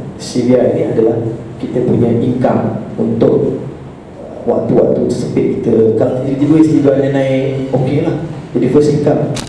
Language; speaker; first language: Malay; native; Malay